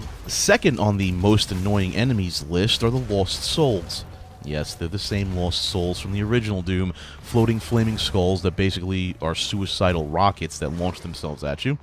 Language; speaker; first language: English; native; English